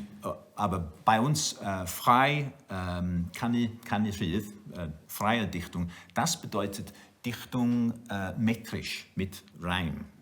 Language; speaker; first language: German; non-native, learner; Welsh